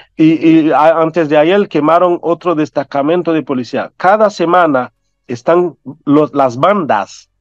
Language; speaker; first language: Spanish; non-native, fluent; Haitian Creole